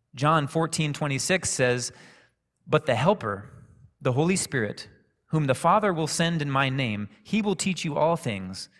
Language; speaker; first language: English; native; English